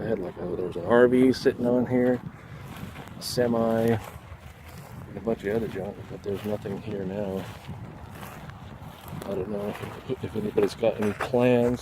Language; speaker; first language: English; native; English